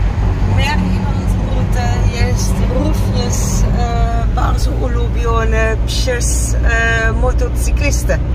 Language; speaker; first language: Polish; non-native, learner; Dutch